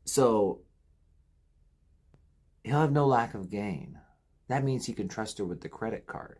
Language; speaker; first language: English; native; English